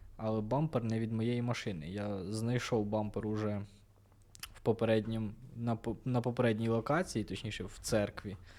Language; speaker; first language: Ukrainian; non-native, local second language; Russian